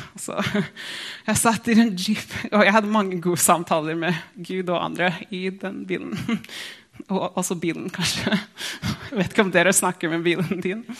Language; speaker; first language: Norwegian; non-native, fluent; English